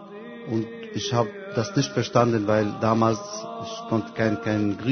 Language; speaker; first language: German; non-native, fluent; Arabic